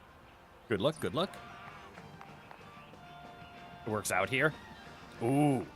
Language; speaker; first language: English; native; English